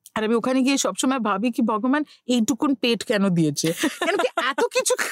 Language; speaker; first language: Bangla; early bilingual, heritage; Bangla